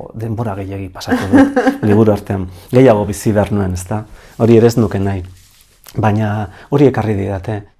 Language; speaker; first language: Basque; native; Basque